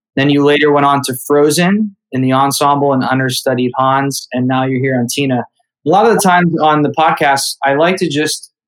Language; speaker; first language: English; native; English